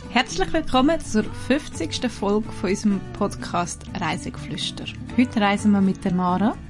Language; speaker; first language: German; native; German